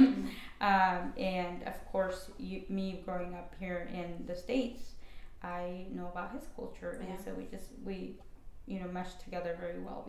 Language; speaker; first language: English; native; English